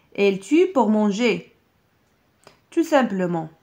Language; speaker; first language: French; non-native, local second language; Arabic